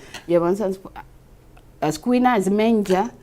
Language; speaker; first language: Catalan; non-native, fluent; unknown